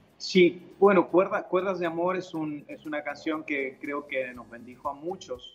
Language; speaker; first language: Spanish; native; Spanish